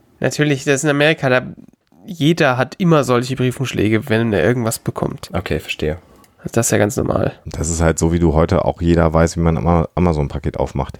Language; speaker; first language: German; native; German